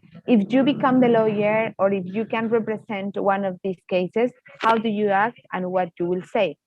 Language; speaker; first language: English; non-native, fluent; Spanish